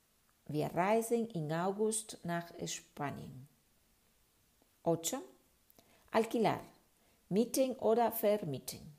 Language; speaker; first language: German; non-native, fluent; Spanish